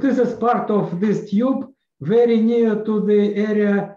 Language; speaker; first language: English; non-native, learner; Russian